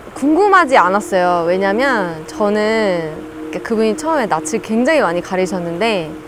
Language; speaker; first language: Korean; non-native, fluent; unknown